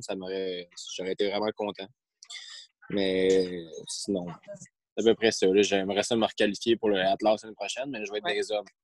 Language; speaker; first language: French; native; French